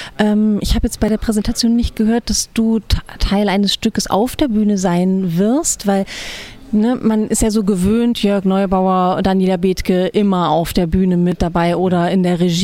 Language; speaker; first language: German; native; German